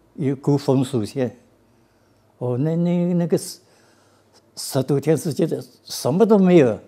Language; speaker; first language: Chinese; native; Chinese